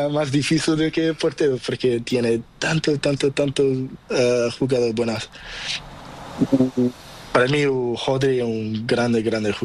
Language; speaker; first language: Spanish; non-native, learner; Portuguese